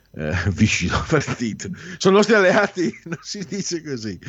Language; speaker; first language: Italian; native; Italian